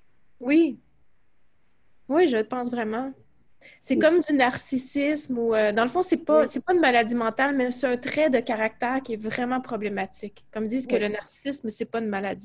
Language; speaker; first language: French; native; French